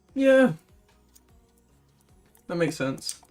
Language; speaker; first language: English; native; English